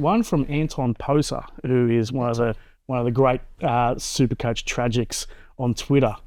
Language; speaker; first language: English; native; English